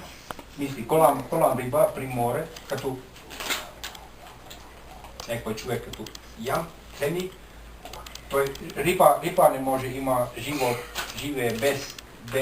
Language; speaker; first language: Bulgarian; non-native, learner; Finnish